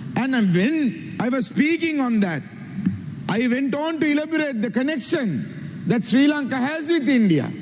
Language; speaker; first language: English; non-native, local second language; Sinhala